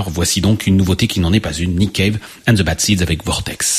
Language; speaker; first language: French; native; French